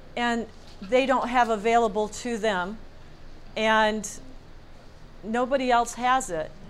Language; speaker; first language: English; native; English